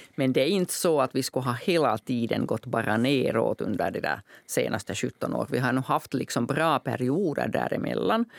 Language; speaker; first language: Swedish; non-native, local second language; Finnish